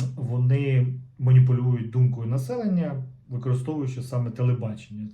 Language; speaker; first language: Ukrainian; non-native, local second language; Russian